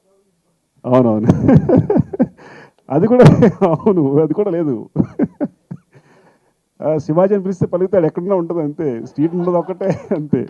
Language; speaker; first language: Telugu; native; Telugu